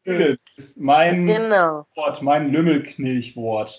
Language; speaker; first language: German; native; German